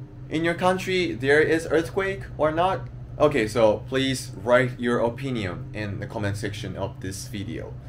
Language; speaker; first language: English; non-native, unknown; Japanese